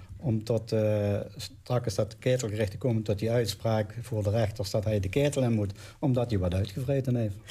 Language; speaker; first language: Dutch; native; Dutch